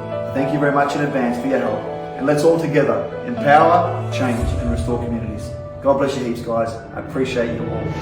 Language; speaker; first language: English; native; English